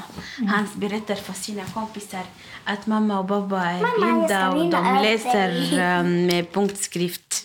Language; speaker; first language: Swedish; non-native, learner; Arabic